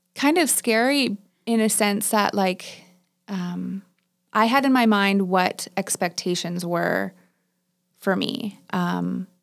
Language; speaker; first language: English; native; English